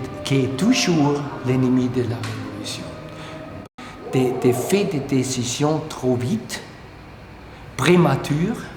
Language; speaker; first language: French; non-native, learner; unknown